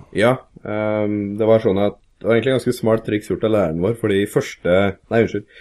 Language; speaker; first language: Norwegian; native; Norwegian